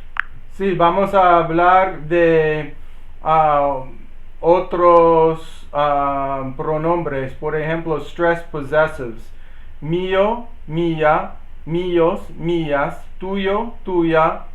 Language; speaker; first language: Spanish; non-native, learner; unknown